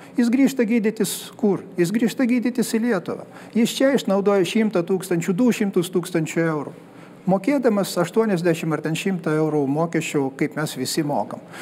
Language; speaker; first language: Lithuanian; native; Lithuanian